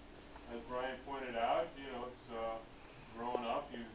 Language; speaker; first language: English; native; English